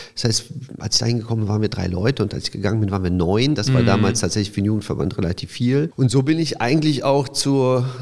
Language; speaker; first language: German; early bilingual, other home language; Polish